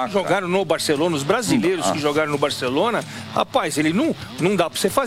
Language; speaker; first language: Portuguese; native; Portuguese